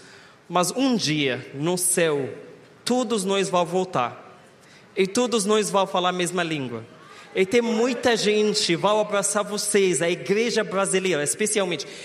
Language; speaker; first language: Portuguese; non-native, fluent; Arabic